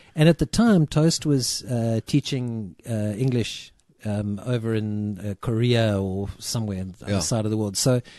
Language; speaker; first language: English; native; English